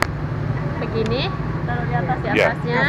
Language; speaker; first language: Indonesian; native; Indonesian